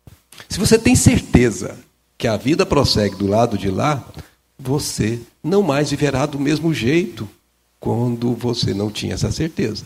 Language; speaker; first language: Portuguese; native; Portuguese